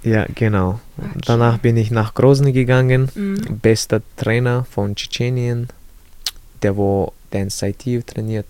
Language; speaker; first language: German; early bilingual, other home language; Chechen